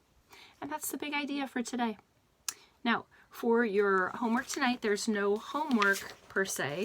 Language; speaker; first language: English; native; English